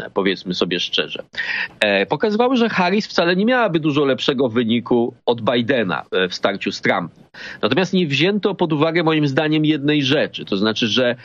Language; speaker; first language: Polish; native; Polish